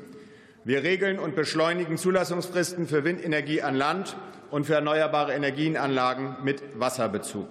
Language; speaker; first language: German; native; German